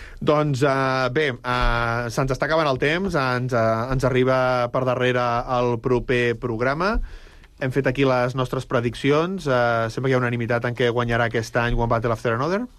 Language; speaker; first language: Catalan; native; Catalan